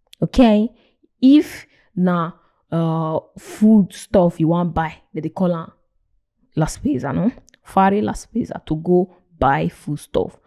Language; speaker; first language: English; non-native, local second language; Igbo